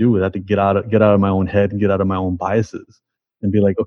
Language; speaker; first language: English; native; English